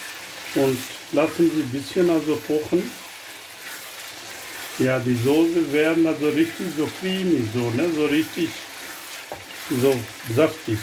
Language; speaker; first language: German; non-native, learner; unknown